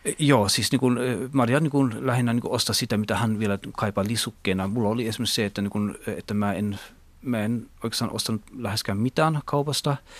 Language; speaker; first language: Finnish; non-native, local second language; Swedish